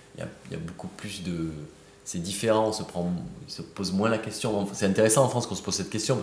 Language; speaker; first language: French; native; French